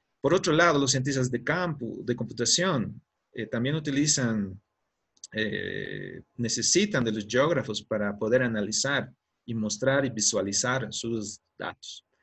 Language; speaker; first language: Spanish; native; Spanish